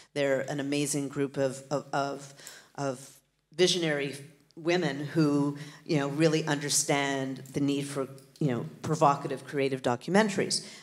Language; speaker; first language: English; native; English